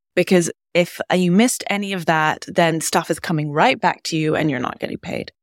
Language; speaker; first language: English; native; English